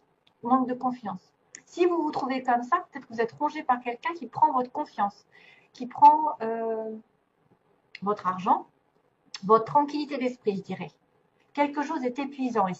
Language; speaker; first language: French; native; French